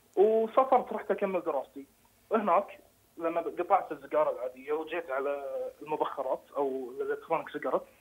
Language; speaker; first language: Arabic; native; Arabic